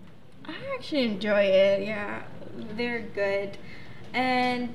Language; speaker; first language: English; non-native, fluent; Arabic